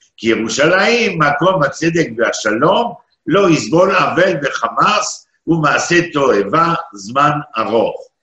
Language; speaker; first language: Hebrew; non-native, fluent; French